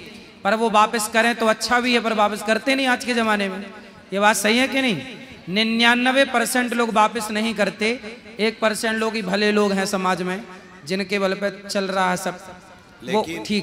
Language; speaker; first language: Hindi; native; Hindi